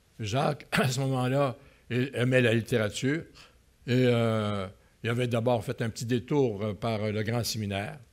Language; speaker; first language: French; native; French